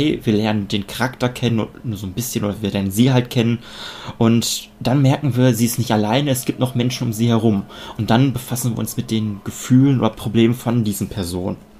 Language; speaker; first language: German; native; German